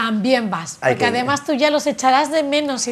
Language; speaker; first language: Spanish; native; Spanish